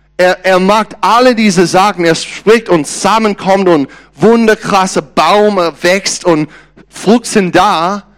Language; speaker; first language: German; non-native, learner; English